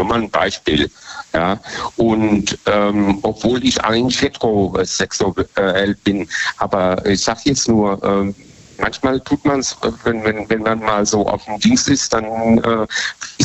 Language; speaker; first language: German; native; German